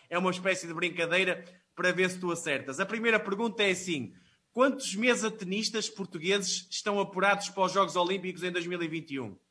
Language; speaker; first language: Portuguese; native; Portuguese